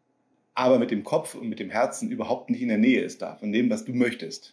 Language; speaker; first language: German; native; German